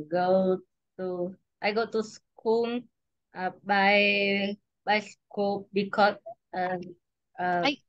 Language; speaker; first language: English; non-native, learner; Vietnamese